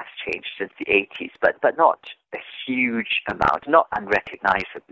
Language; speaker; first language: English; native; English